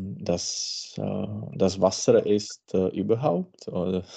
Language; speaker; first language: German; non-native, learner; Czech